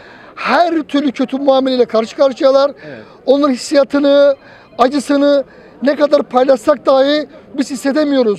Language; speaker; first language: Turkish; native; Turkish